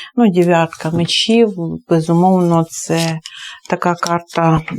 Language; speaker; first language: Ukrainian; non-native, local second language; Russian